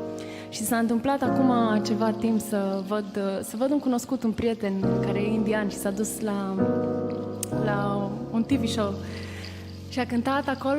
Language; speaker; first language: Romanian; native; Romanian